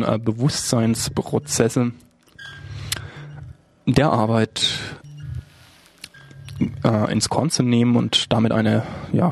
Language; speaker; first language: German; native; German